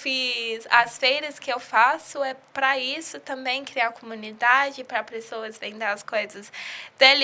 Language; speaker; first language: Portuguese; early bilingual, heritage; English